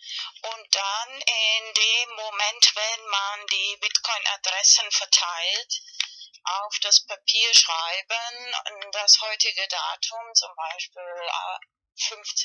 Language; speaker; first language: German; non-native, learner; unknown